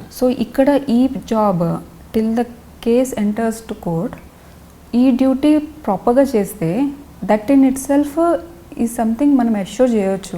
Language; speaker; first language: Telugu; non-native, local second language; Lambadi